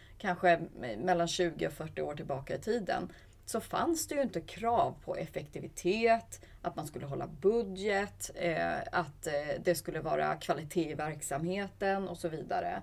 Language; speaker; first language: Swedish; early bilingual, other home language; Persian